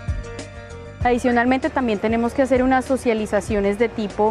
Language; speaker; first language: Spanish; native; Spanish